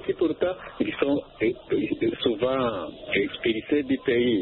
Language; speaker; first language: French; non-native, local second language; Rundi